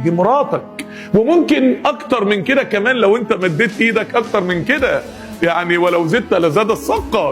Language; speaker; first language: Arabic; native; Arabic